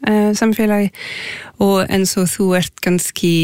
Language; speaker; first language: Icelandic; non-native, fluent; French